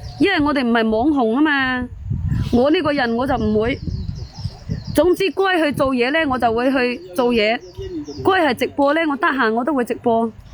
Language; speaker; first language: Cantonese; native; Cantonese